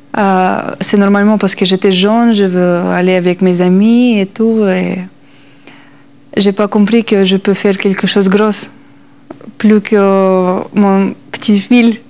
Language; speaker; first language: French; non-native, learner; Russian